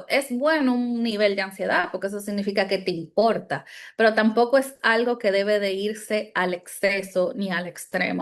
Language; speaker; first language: Spanish; native; Spanish